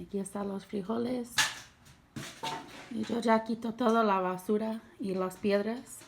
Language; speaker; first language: Spanish; non-native, learner; English